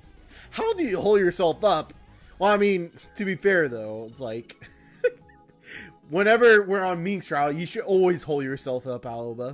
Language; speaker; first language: English; native; English